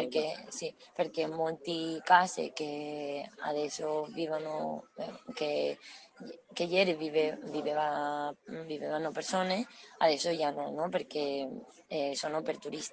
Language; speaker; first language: Italian; non-native, learner; Spanish